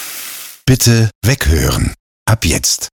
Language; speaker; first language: German; native; German